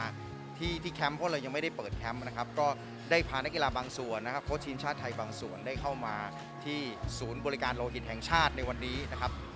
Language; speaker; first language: Thai; native; Thai